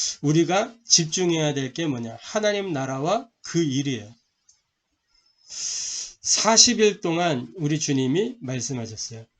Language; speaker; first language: Korean; native; Korean